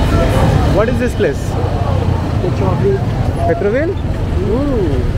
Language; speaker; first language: English; non-native, local second language; Hindi